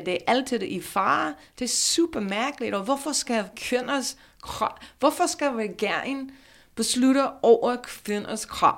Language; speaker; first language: Danish; non-native, fluent; English